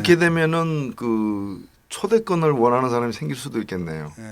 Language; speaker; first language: Korean; native; Korean